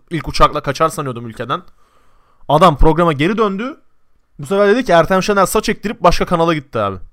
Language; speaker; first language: Turkish; native; Turkish